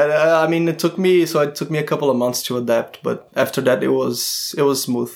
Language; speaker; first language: English; non-native, fluent; Portuguese